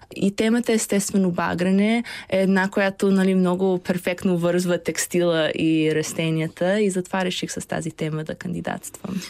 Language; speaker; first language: Bulgarian; early bilingual, heritage; Bulgarian